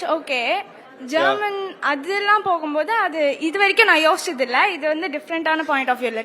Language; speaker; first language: Tamil; native; Tamil